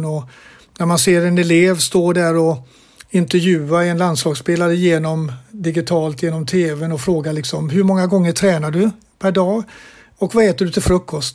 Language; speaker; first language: Swedish; native; Swedish